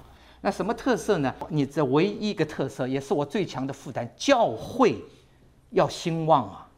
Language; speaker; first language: Chinese; native; Chinese